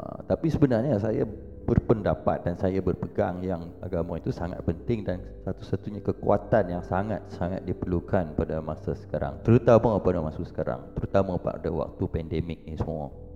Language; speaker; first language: Malay; native; Malay